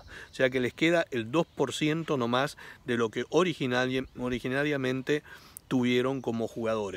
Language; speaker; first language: Spanish; native; Spanish